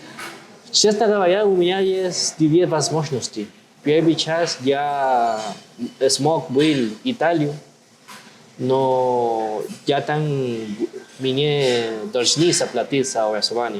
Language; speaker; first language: Russian; non-native, learner; Spanish